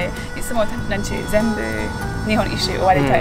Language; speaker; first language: Japanese; non-native, learner; English